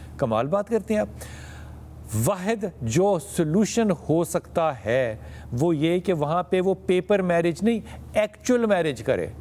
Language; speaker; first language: Urdu; native; Urdu